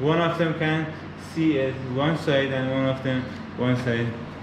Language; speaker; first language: English; non-native, learner; Persian